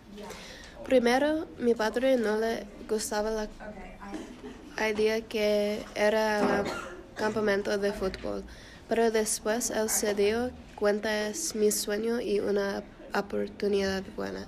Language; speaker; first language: Spanish; non-native, learner; English